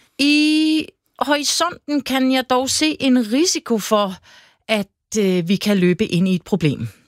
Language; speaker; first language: Danish; native; Danish